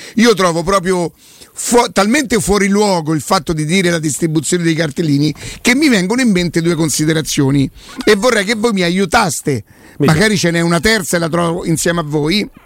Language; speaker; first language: Italian; native; Italian